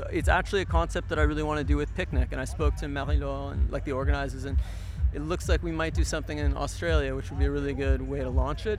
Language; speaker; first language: English; native; English